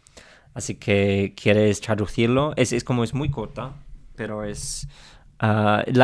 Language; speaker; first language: Spanish; non-native, fluent; English